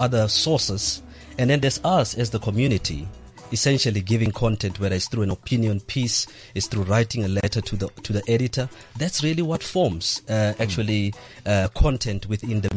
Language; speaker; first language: English; non-native, local second language; Southern Sotho